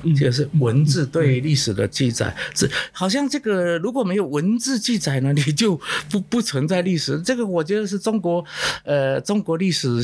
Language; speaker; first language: Chinese; non-native, local second language; Min Nan Chinese